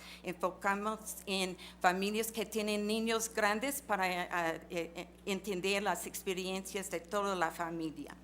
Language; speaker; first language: Spanish; non-native, fluent; English